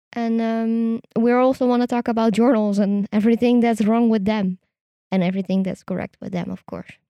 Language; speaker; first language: English; non-native, fluent; Dutch